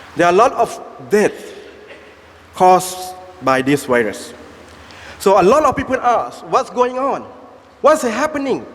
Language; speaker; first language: English; non-native, fluent; Thai